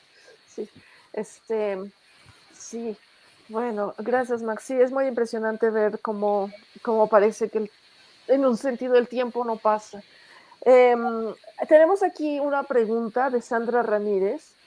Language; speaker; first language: Spanish; native; Spanish